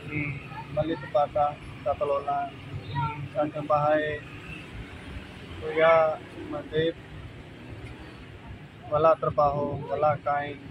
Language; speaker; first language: Filipino; non-native, learner; Punjabi